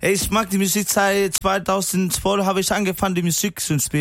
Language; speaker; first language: German; non-native, learner; Spanish